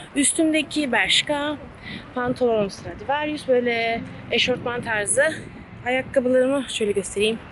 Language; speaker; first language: Turkish; early bilingual, heritage; Turkish